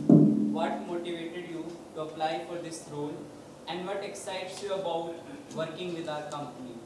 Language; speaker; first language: English; non-native, local second language; Hindi